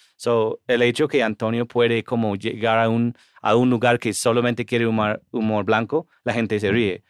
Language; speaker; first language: Spanish; non-native, fluent; English